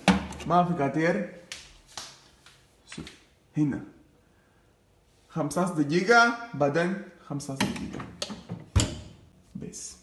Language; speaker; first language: Arabic; non-native, learner; Greek